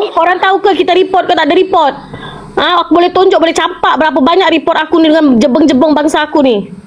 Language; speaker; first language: Malay; native; Malay